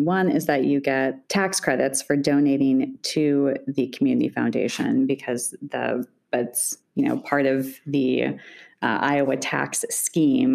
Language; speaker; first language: English; native; English